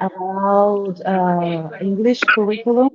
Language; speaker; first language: English; non-native, learner; Spanish